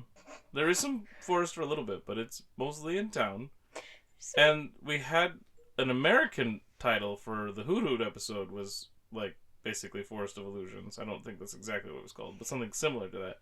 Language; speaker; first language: English; native; English